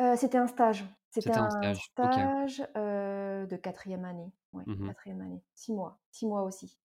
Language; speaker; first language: French; native; French